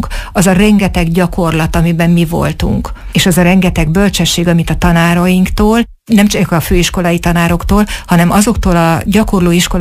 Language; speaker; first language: Hungarian; native; Hungarian